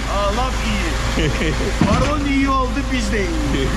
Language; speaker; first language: Turkish; non-native, learner; Azerbaijani